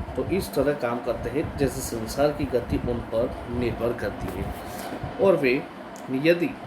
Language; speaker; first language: Hindi; non-native, local second language; Gujarati